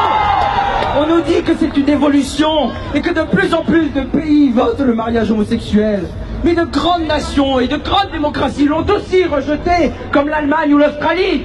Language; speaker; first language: French; native; French